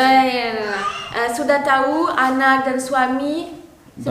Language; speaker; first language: Indonesian; non-native, learner; French